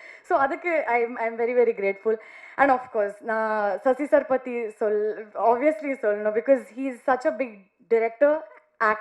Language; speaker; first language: Tamil; non-native, learner; Kannada